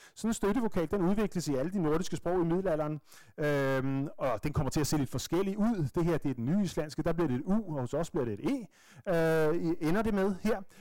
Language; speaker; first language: Danish; native; Danish